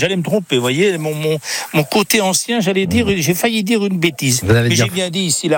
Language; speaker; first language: French; native; French